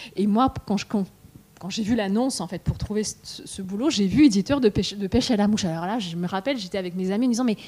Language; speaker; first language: French; non-native, fluent; Russian